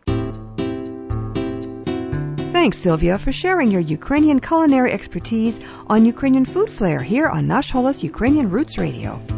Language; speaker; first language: English; early bilingual, other home language; Ukrainian